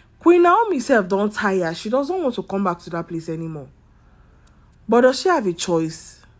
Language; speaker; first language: Nigerian Pidgin; non-native, local second language; Yoruba